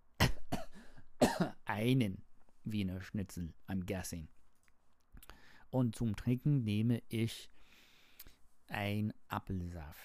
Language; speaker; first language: German; non-native, learner; English